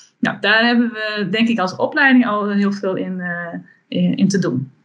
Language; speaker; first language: Dutch; native; Dutch